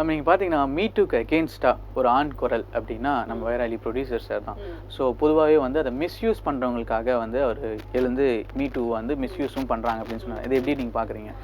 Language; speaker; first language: Tamil; native; Tamil